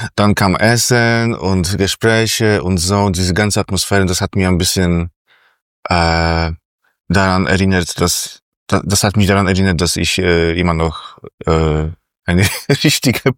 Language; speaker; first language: German; non-native, fluent; Polish